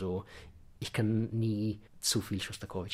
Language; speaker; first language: German; non-native, fluent; Russian